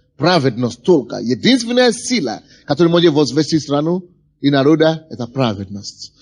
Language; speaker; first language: Russian; non-native, fluent; Yoruba